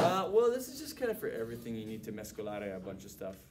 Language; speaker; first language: English; native; English